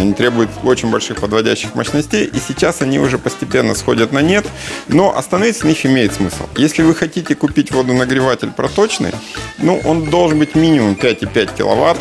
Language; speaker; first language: Russian; native; Russian